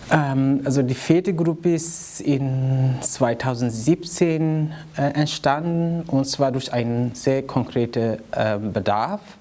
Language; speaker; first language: German; non-native, fluent; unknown